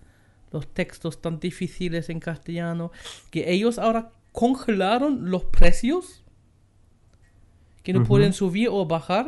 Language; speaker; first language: Spanish; non-native, fluent; German